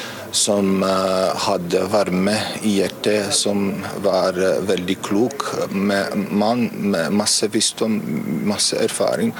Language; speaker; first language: Norwegian; non-native, fluent; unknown